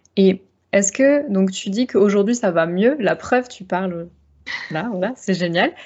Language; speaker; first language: French; native; French